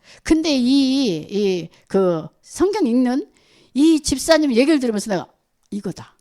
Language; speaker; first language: Korean; native; Korean